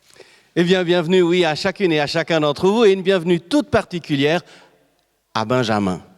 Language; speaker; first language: French; native; French